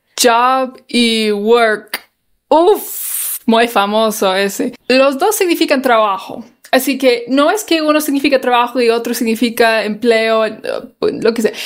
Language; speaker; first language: Spanish; non-native, fluent; English